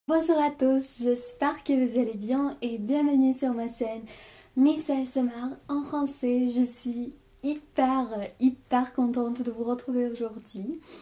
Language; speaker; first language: French; non-native, fluent; Armenian